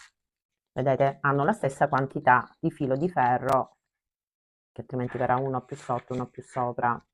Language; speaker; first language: Italian; native; Italian